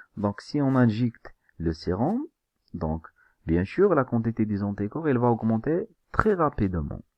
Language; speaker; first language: French; non-native, local second language; Arabic